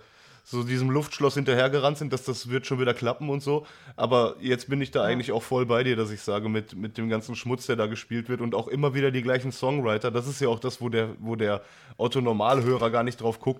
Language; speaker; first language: German; native; German